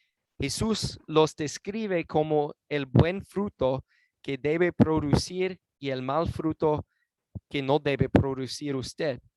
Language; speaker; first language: Spanish; non-native, fluent; English